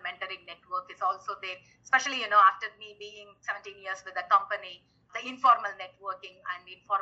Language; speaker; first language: English; non-native, local second language; Tamil